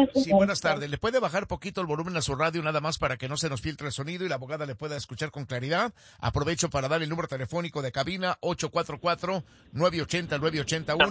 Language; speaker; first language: Spanish; native; Spanish